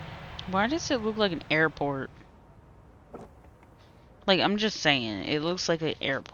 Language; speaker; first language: English; native; English